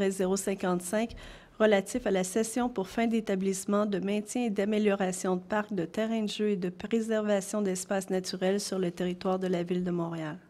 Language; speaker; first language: French; native; French